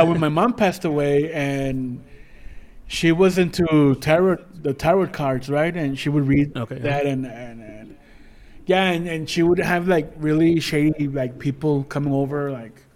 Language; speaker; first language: English; early bilingual, other home language; Spanish